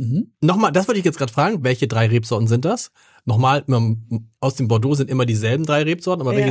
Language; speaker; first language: German; native; German